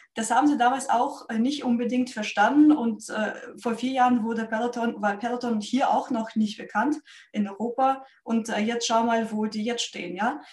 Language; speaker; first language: German; non-native, fluent; Russian